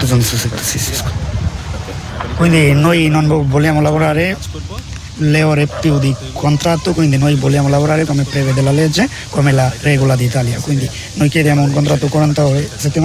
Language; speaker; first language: Italian; non-native, learner; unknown